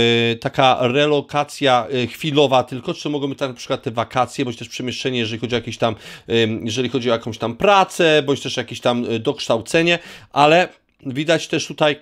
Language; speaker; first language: Polish; native; Polish